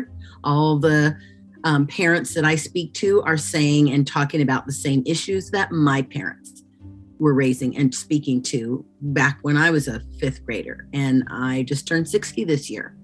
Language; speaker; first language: English; native; English